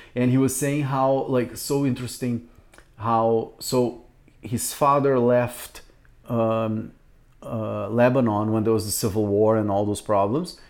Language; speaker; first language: English; non-native, fluent; Portuguese